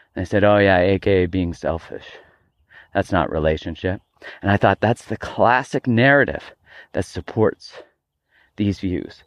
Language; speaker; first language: English; native; English